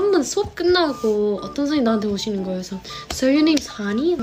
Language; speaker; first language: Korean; early bilingual, heritage; Korean